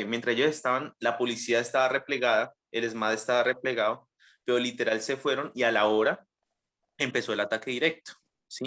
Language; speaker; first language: Spanish; native; Spanish